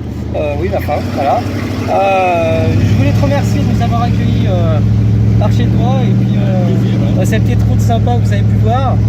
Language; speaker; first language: French; native; French